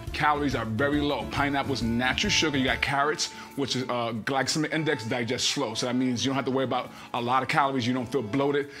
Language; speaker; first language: English; native; English